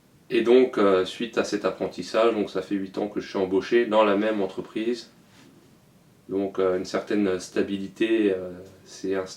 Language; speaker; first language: French; native; French